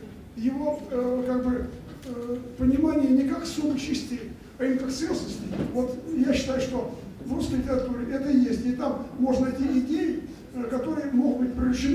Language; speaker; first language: Russian; native; Russian